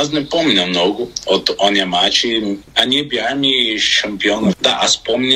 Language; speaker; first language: Bulgarian; non-native, learner; Portuguese